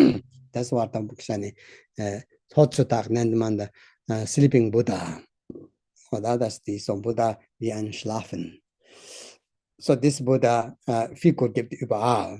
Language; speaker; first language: German; non-native, learner; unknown